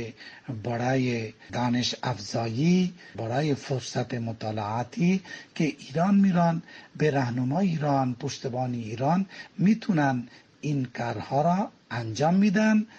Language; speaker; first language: Persian; non-native, fluent; Bangla